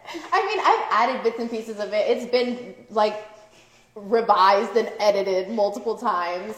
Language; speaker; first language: English; early bilingual, other home language; Spanish